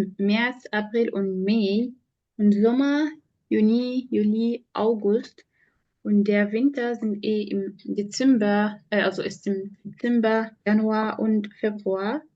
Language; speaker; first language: German; non-native, fluent; Arabic